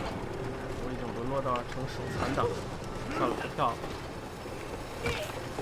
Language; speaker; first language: Chinese; native; Chinese